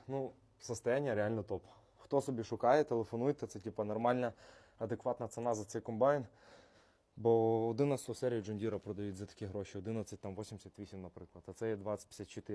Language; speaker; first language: Ukrainian; native; Ukrainian